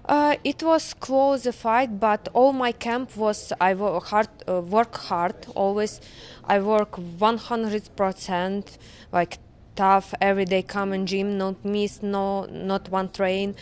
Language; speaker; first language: English; non-native, learner; Ukrainian